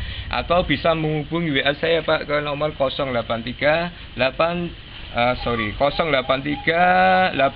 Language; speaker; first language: Indonesian; non-native, local second language; Javanese